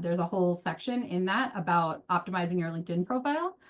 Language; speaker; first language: English; native; English